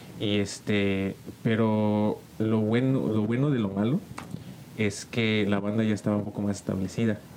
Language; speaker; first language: Spanish; early bilingual, heritage; Spanish